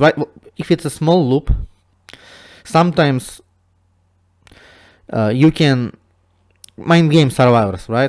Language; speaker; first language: English; non-native, fluent; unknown